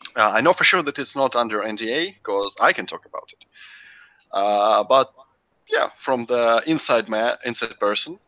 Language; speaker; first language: English; non-native, fluent; Russian